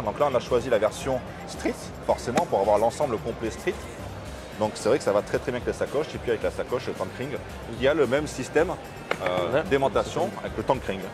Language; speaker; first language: French; native; French